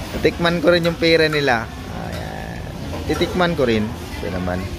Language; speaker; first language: Filipino; non-native, local second language; Cebuano